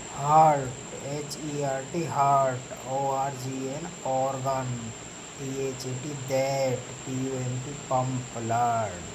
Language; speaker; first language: Hindi; native; Hindi